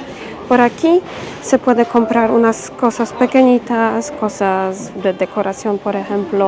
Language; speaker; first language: Spanish; non-native, fluent; Polish